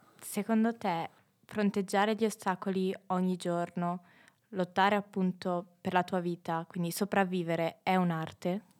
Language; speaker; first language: Italian; native; Italian